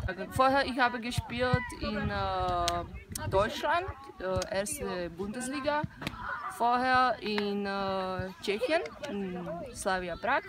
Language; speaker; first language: German; non-native, learner; Slovak